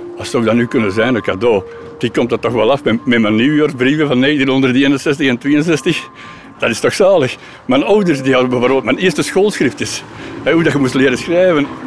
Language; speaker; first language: Dutch; native; Dutch